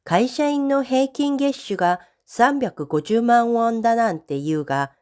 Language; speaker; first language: Japanese; non-native, fluent; Korean